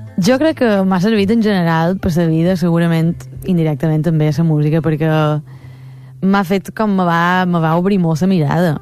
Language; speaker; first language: Catalan; native; Catalan